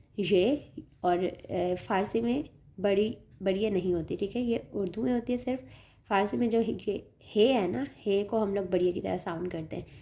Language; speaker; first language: Urdu; native; Urdu